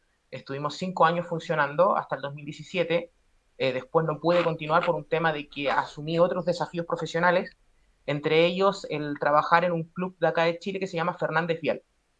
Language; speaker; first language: Spanish; native; Spanish